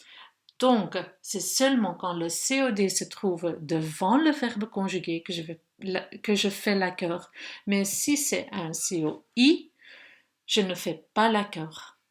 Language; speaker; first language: French; non-native, local second language; Dutch